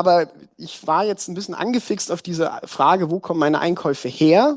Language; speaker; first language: German; native; German